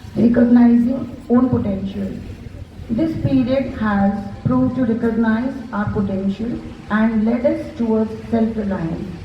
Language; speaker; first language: English; non-native, local second language; Hindi